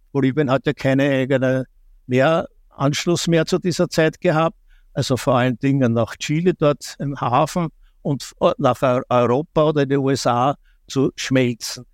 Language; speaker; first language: German; native; German